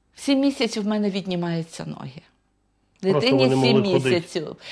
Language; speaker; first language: Ukrainian; non-native, fluent; Russian